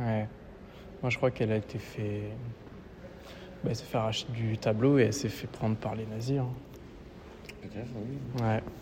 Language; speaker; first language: French; native; French